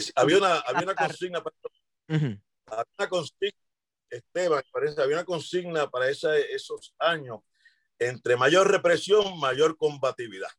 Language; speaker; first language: Spanish; native; Spanish